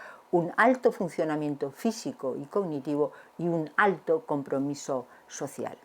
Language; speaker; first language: Spanish; native; Spanish